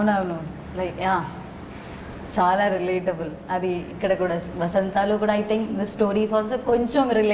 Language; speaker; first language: Telugu; non-native, learner; Malayalam